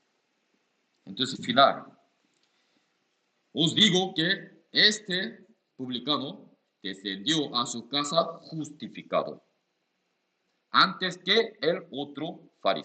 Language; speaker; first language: Spanish; non-native, learner; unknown